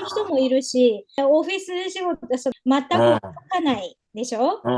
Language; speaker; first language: Japanese; native; Japanese